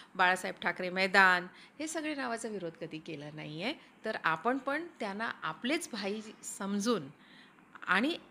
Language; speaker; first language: Marathi; non-native, local second language; Hindi